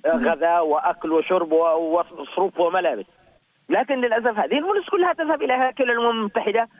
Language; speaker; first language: Arabic; native; Arabic